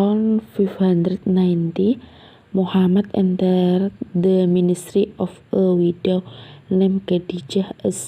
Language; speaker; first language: English; non-native, learner; Indonesian